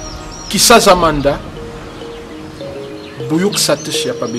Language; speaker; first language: Turkish; non-native, fluent; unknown